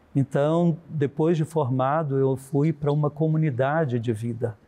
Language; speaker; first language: Portuguese; native; Portuguese